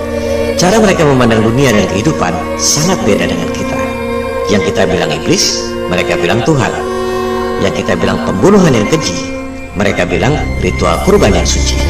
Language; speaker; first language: Indonesian; native; Indonesian